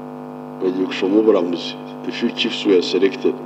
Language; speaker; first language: English; non-native, local second language; Nyankole